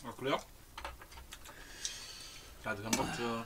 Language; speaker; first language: Korean; native; Korean